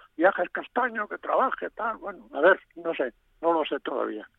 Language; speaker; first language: Spanish; non-native, local second language; Galician